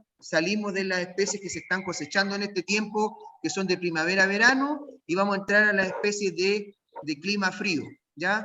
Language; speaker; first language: Spanish; native; Spanish